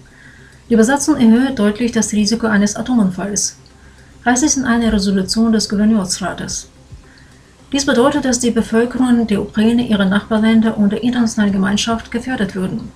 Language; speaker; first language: German; non-native, fluent; Ukrainian